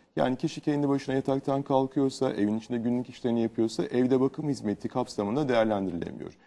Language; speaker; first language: Turkish; native; Turkish